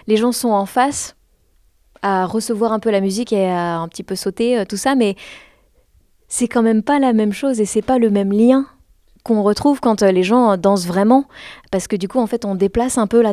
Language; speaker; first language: French; native; French